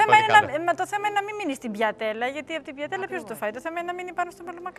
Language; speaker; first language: Greek; native; Greek